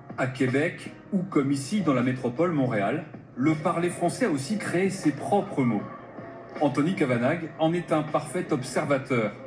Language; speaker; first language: French; native; French